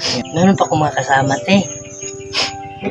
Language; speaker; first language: Filipino; non-native, local second language; Cebuano